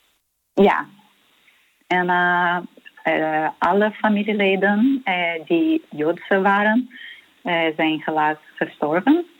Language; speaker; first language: Dutch; non-native, learner; Portuguese